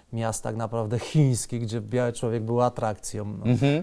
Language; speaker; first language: Polish; native; Polish